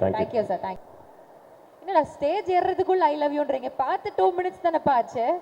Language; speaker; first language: Tamil; native; Tamil